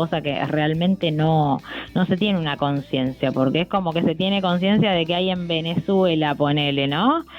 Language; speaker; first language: Spanish; native; Spanish